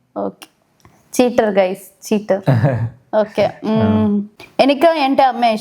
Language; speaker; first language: Malayalam; non-native, learner; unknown